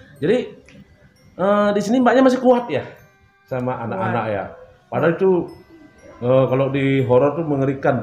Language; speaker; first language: Indonesian; non-native, local second language; Balinese